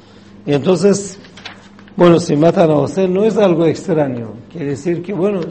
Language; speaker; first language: Spanish; non-native, fluent; Persian